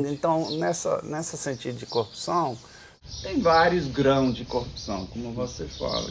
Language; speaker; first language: Portuguese; non-native, fluent; Dutch